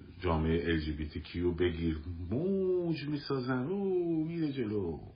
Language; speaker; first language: Persian; native; Persian